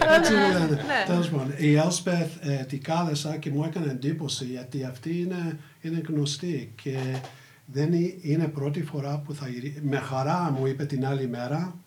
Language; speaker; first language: Greek; early bilingual, heritage; Greek